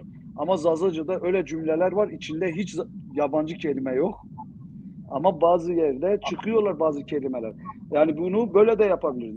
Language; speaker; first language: Turkish; non-native, local second language; Zaza